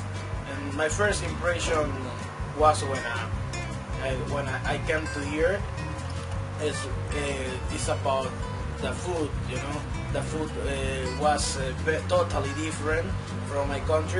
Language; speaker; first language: English; non-native, fluent; Spanish